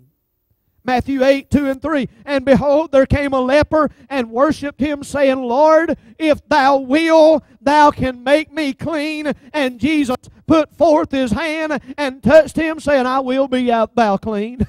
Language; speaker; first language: English; native; English